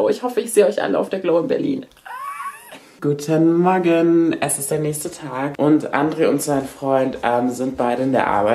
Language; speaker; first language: German; native; German